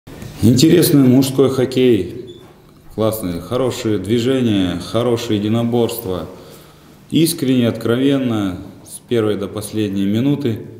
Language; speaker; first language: Russian; native; Russian